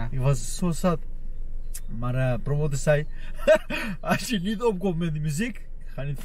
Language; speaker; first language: Dutch; non-native, fluent; Armenian